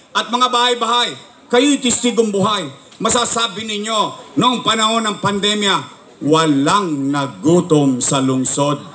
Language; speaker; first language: Filipino; native; Filipino